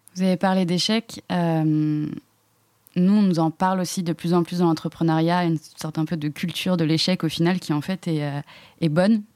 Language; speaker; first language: French; native; French